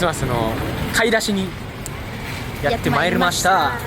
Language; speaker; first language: Japanese; native; Japanese